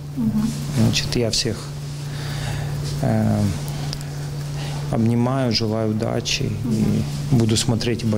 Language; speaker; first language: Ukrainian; non-native, local second language; Russian